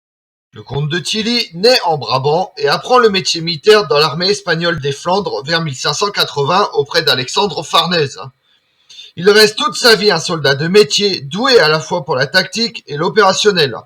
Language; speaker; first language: French; native; French